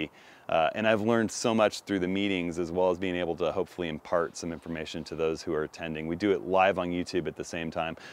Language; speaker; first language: English; native; English